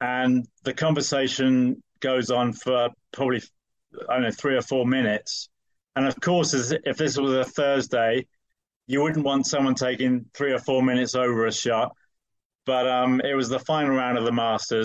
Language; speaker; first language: English; native; English